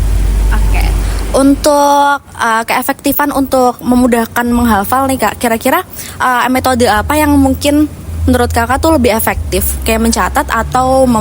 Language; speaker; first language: Indonesian; native; Indonesian